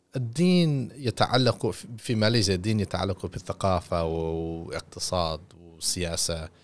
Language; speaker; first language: Arabic; non-native, learner; English